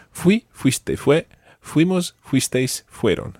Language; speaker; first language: Spanish; non-native, fluent; English